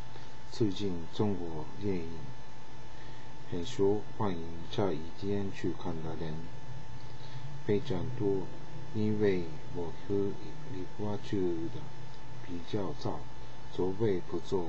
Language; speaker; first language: Chinese; non-native, learner; Japanese